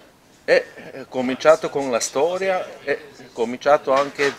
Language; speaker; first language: Italian; non-native, local second language; German